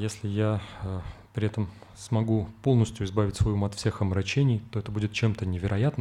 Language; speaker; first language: Russian; native; Russian